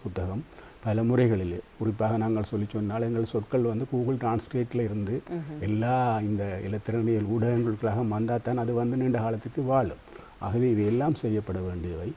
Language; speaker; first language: Tamil; native; Tamil